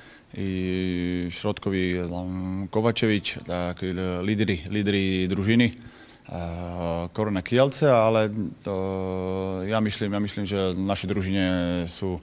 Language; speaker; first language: Polish; non-native, learner; Slovak